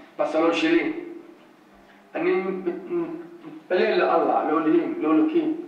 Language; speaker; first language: Hebrew; non-native, local second language; Arabic